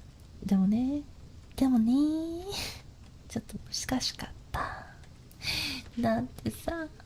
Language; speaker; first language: Japanese; non-native, learner; English